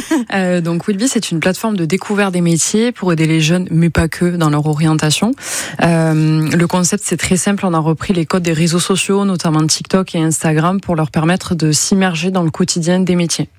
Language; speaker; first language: French; native; French